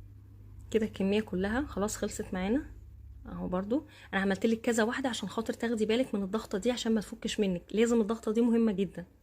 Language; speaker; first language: Arabic; native; Arabic